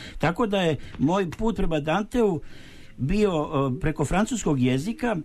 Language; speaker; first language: Serbian; native; Serbian